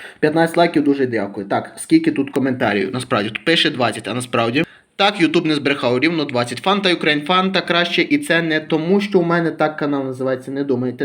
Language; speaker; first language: Ukrainian; native; Ukrainian